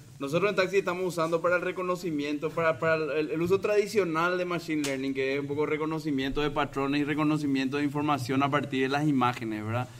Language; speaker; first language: Spanish; native; Spanish